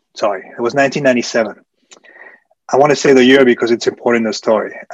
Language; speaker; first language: English; early bilingual, other home language; French